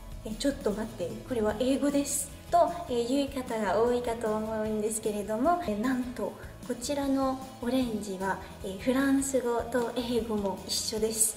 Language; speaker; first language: Japanese; non-native, fluent; French